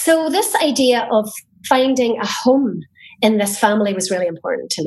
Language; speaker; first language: English; native; English